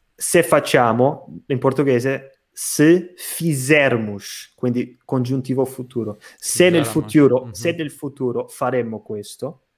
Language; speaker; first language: Italian; non-native, fluent; Portuguese